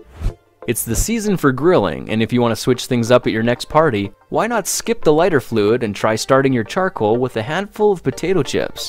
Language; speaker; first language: English; native; English